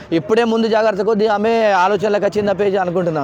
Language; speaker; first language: Telugu; native; Telugu